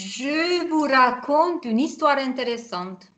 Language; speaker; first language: French; non-native, fluent; Hungarian